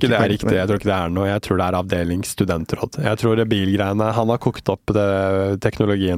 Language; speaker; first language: Norwegian; native; Norwegian